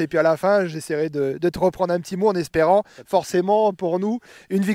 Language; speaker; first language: French; native; French